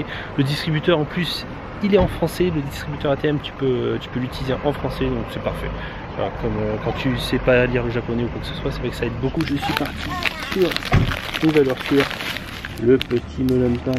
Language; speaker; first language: French; native; French